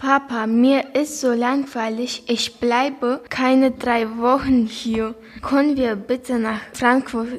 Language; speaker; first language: German; non-native, learner; Ukrainian